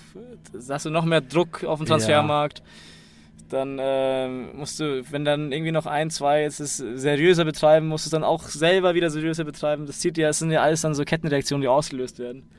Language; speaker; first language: German; native; German